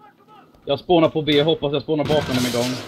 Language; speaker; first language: Swedish; native; Swedish